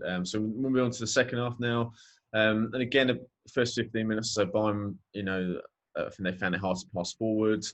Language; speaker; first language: English; native; English